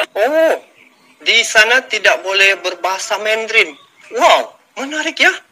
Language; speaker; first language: Malay; native; Malay